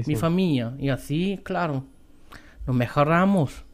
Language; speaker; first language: Spanish; non-native, fluent; German